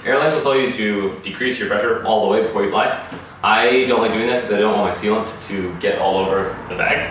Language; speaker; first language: English; native; English